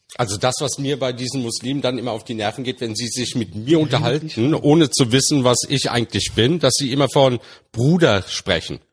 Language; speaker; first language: German; early bilingual, other home language; Turkish